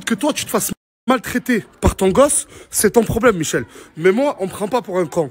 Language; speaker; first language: French; native; French